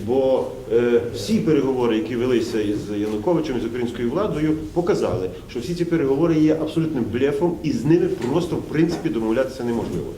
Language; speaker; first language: Ukrainian; native; Ukrainian